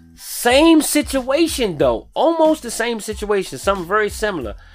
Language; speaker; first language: English; native; English